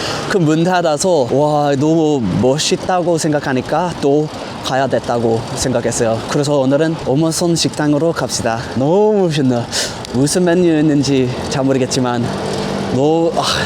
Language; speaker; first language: Korean; non-native, fluent; English